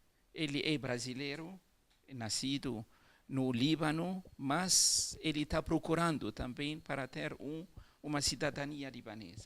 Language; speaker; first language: Portuguese; non-native, fluent; Arabic